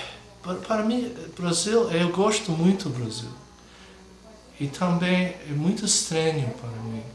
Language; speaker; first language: Portuguese; non-native, fluent; English